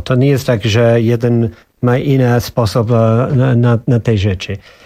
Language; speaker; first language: Polish; non-native, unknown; English